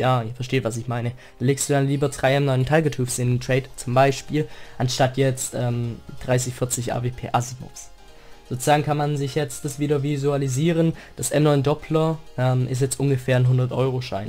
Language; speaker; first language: German; native; German